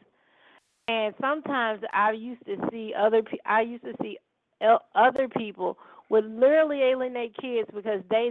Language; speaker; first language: English; native; English